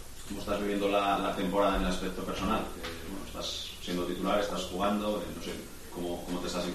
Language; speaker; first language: Spanish; native; Spanish